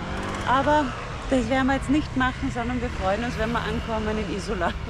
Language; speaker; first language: German; native; German